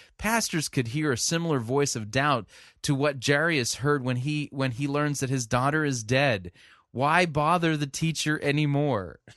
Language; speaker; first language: English; native; English